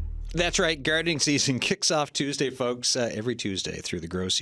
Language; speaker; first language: English; native; English